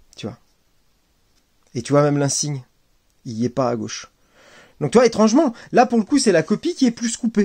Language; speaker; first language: French; native; French